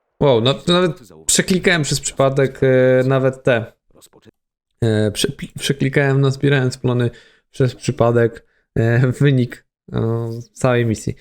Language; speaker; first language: Polish; native; Polish